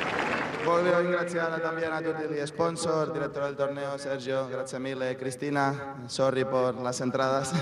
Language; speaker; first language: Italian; non-native, learner; Spanish